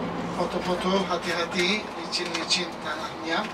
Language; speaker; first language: Indonesian; non-native, learner; Turkish